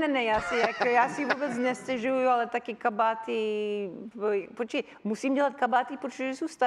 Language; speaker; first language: Czech; early bilingual, heritage; Czech